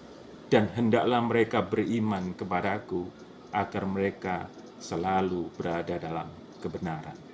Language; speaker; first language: Indonesian; native; Indonesian